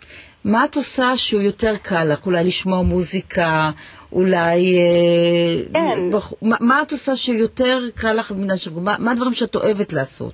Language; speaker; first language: Hebrew; native; Hebrew